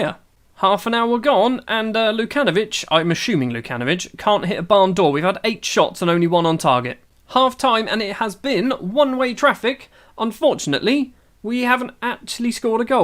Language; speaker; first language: English; native; English